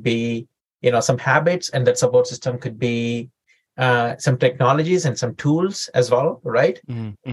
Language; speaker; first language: English; non-native, local second language; Telugu